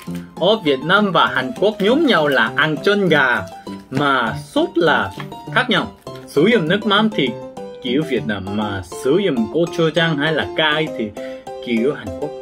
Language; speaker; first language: Vietnamese; non-native, learner; Korean